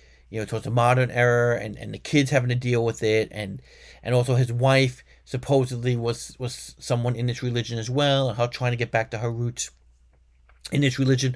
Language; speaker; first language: English; native; English